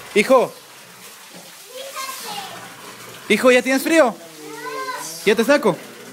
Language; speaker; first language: Spanish; native; Spanish